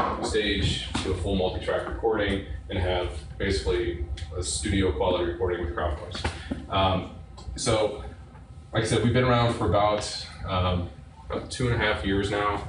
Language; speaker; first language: English; native; English